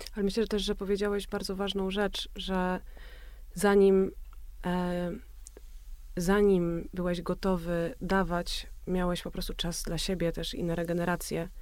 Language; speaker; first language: Polish; native; Polish